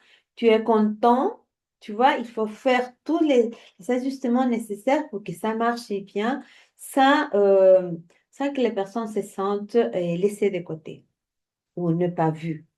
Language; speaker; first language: French; non-native, fluent; Spanish